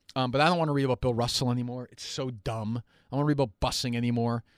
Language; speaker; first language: English; native; English